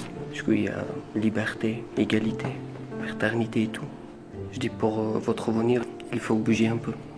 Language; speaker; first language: French; non-native, learner; Persian